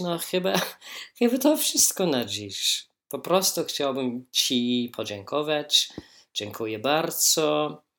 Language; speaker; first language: Polish; non-native, learner; English